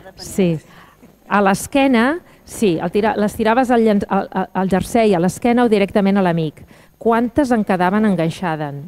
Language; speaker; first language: Catalan; native; Catalan